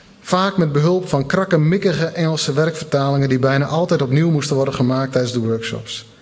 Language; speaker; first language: Dutch; non-native, local second language; Western Frisian